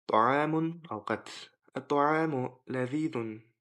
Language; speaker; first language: Arabic; non-native, fluent; Uzbek